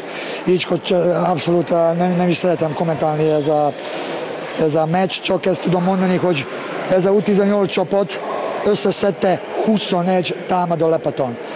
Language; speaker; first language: Hungarian; non-native, learner; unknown